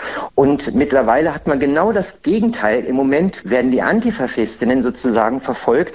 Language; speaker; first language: German; native; German